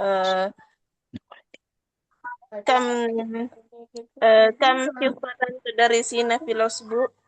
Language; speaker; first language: Arabic; non-native, learner; Indonesian